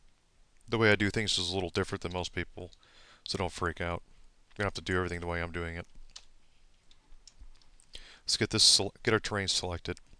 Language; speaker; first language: English; native; English